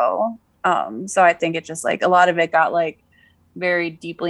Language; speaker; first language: English; native; English